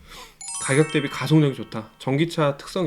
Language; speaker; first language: Korean; native; Korean